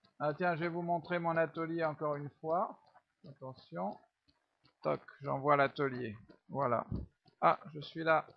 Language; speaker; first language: French; native; French